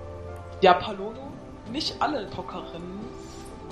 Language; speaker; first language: German; native; German